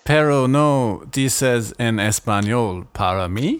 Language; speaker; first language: Spanish; non-native, learner; English